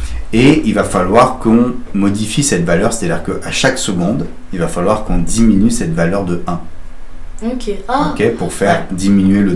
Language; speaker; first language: French; native; French